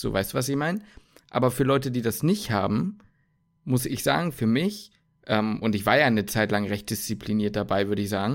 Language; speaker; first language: German; native; German